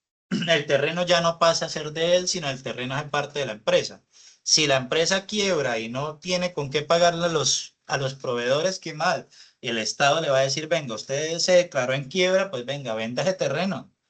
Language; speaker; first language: Spanish; native; Spanish